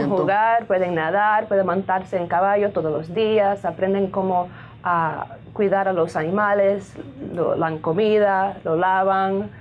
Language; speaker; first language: Spanish; early bilingual, heritage; Spanish